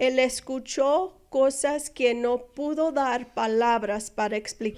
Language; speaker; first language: Spanish; non-native, fluent; English